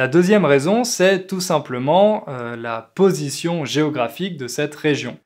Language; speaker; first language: French; native; French